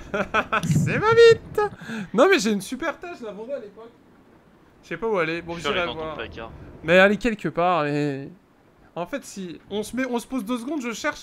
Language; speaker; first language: French; native; French